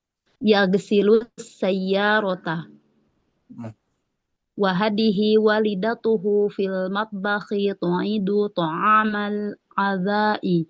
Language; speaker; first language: Arabic; non-native, learner; Indonesian